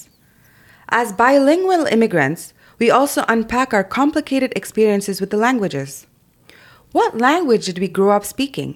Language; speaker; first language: English; non-native, local second language; Tamil